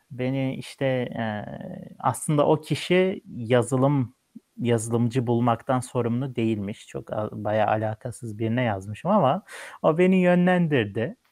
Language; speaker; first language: Turkish; native; Turkish